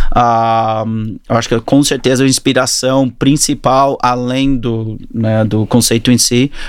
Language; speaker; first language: Portuguese; early bilingual, other home language; English